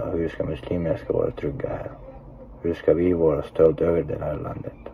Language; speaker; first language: Swedish; non-native, fluent; Chechen